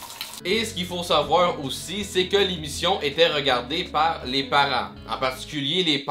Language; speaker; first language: French; native; French